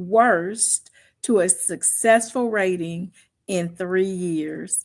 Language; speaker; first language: English; native; English